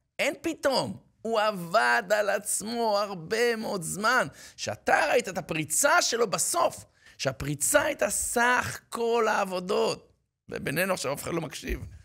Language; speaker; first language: Hebrew; native; Hebrew